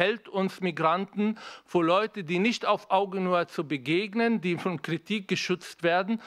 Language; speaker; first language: German; non-native, fluent; Arabic